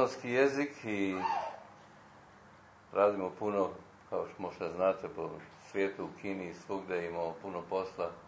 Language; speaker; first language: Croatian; early bilingual, heritage; Croatian